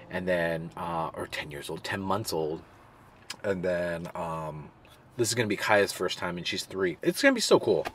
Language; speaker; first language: English; native; English